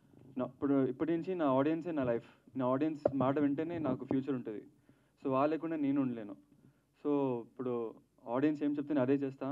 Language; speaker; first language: Telugu; non-native, learner; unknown